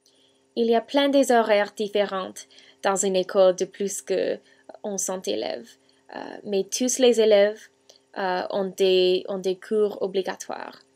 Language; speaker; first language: French; non-native, learner; English